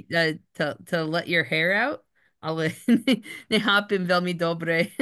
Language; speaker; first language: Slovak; non-native, learner; English